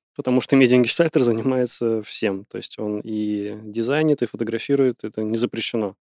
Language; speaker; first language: Russian; early bilingual, heritage; Russian